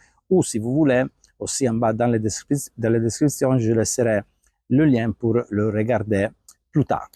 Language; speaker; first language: French; non-native, fluent; Italian